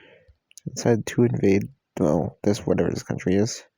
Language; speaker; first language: English; native; English